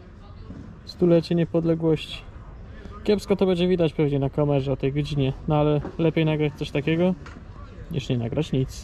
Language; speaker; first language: Polish; native; Polish